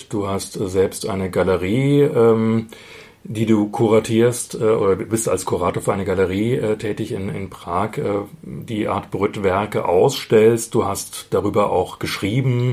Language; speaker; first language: German; native; German